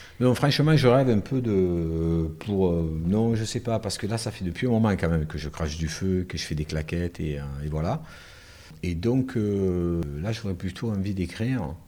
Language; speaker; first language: French; native; French